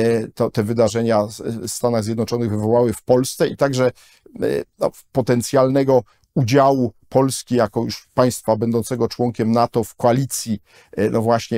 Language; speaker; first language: Polish; native; Polish